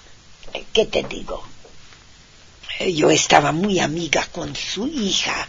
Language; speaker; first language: Spanish; non-native, fluent; Hungarian